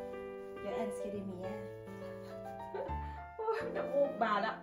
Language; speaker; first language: Swedish; non-native, learner; Thai